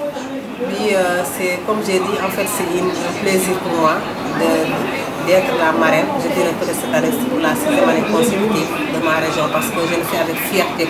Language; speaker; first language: French; non-native, local second language; Fula